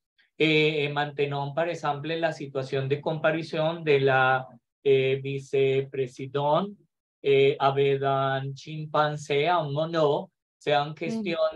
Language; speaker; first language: French; non-native, learner; Spanish